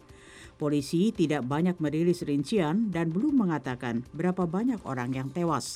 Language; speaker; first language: Indonesian; native; Indonesian